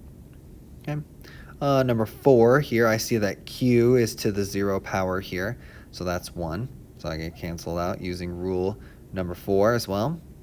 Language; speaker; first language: English; native; English